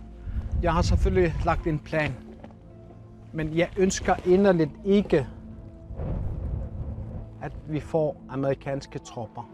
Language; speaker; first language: Danish; non-native, local second language; Kalaallisut